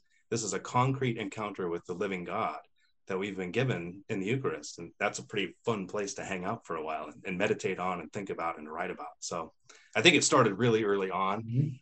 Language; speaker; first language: English; native; English